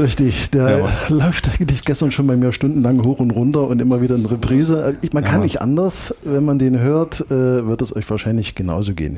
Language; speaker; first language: German; native; German